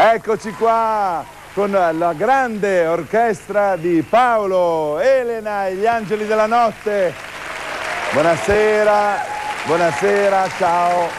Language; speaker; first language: Italian; native; Italian